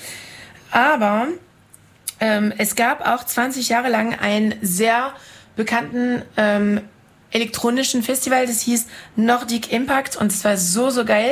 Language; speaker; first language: German; non-native, fluent; French